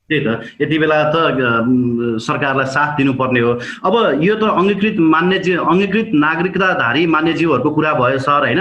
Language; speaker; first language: Nepali; native; Nepali